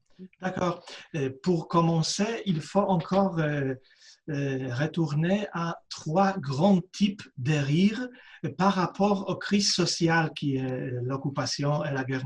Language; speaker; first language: French; non-native, fluent; Polish